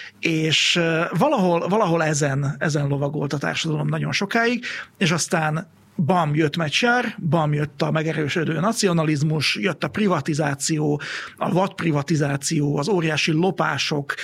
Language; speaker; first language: Hungarian; native; Hungarian